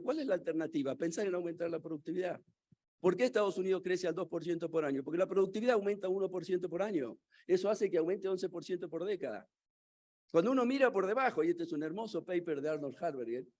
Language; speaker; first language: Spanish; native; Spanish